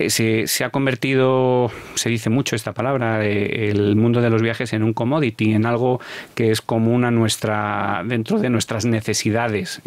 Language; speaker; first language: Spanish; native; Spanish